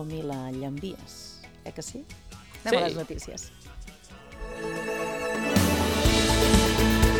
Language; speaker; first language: Catalan; native; Catalan